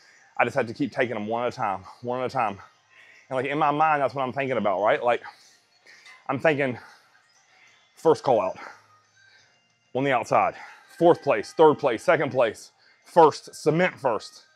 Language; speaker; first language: English; native; English